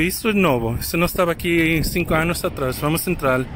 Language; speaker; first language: Portuguese; non-native, learner; English